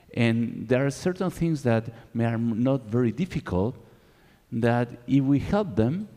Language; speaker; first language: English; non-native, learner; Spanish